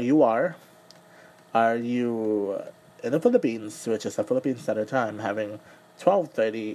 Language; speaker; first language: English; non-native, local second language; Cebuano